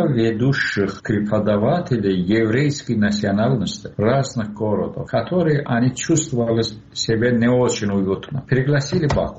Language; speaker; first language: Russian; non-native, local second language; Azerbaijani